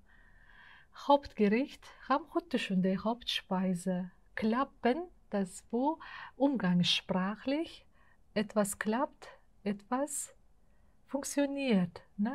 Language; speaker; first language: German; non-native, fluent; Uzbek